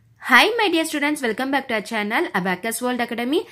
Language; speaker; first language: English; non-native, local second language; Tamil